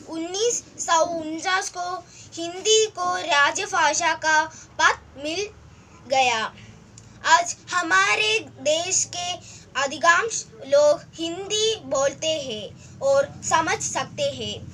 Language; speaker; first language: Hindi; non-native, local second language; Malayalam